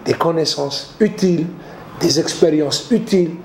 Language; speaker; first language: French; non-native, local second language; Arabic